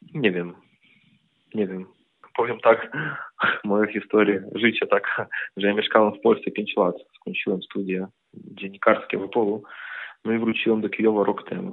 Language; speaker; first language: Polish; non-native, fluent; Ukrainian